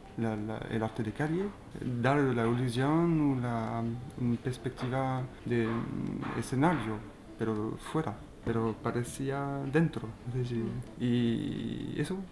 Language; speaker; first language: Spanish; non-native, learner; French